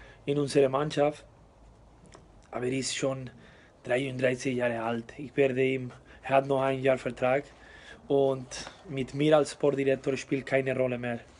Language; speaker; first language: German; non-native, learner; Spanish